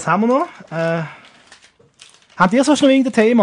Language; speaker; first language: German; native; German